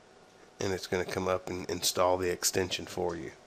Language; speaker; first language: English; native; English